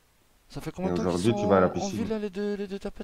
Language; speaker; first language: French; native; French